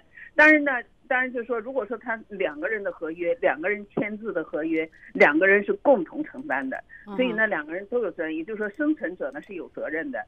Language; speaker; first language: Chinese; native; Chinese